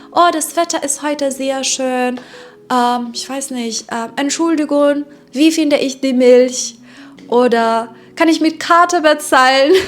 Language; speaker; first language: German; non-native, fluent; Persian